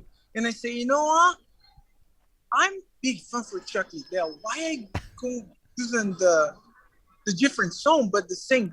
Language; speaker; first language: English; non-native, learner; Portuguese